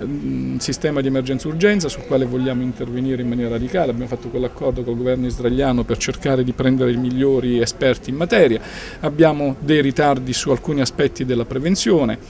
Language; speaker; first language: Italian; native; Italian